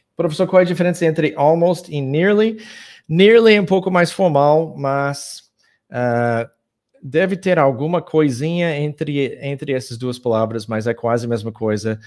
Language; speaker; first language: Portuguese; non-native, fluent; English